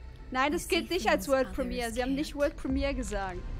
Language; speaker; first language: German; native; German